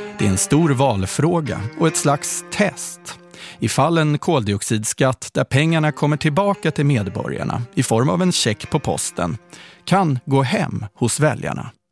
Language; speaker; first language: Swedish; native; Swedish